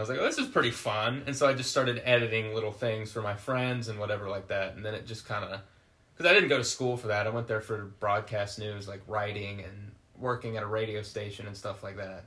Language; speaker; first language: English; native; English